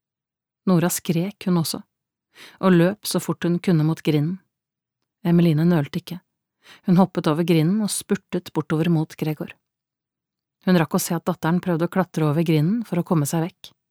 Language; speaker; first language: Norwegian; native; Norwegian